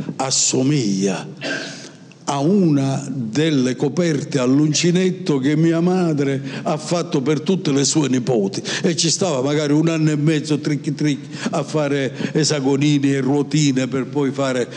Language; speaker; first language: Italian; native; Italian